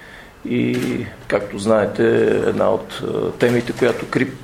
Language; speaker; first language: Bulgarian; native; Bulgarian